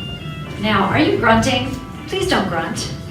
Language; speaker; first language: English; native; English